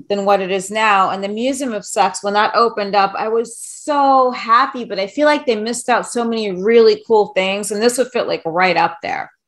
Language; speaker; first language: English; native; English